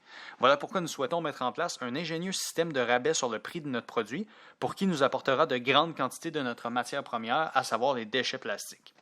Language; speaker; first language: French; native; French